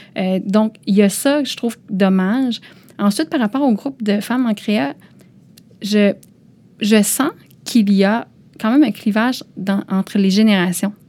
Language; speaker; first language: French; early bilingual, other home language; Lao